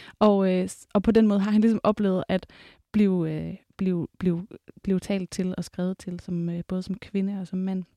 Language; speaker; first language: Danish; native; Danish